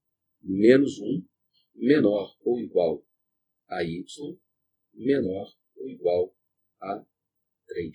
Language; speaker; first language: Portuguese; native; Portuguese